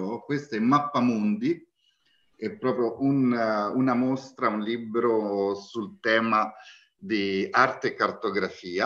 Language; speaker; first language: Italian; native; Italian